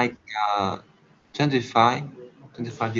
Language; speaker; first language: English; non-native, learner; Vietnamese